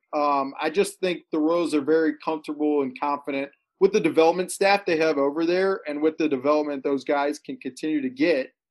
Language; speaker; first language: English; native; English